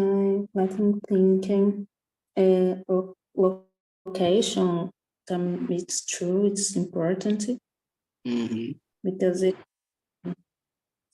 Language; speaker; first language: English; non-native, learner; Portuguese